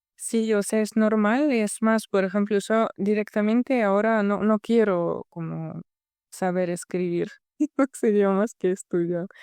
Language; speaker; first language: Spanish; non-native, fluent; Russian